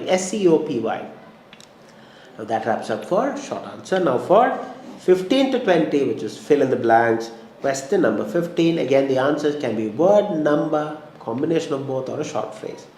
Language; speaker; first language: English; non-native, local second language; Malayalam